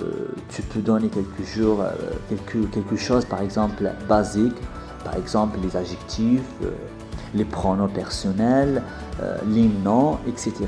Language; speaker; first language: French; non-native, fluent; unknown